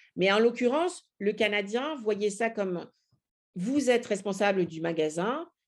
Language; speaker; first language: French; native; French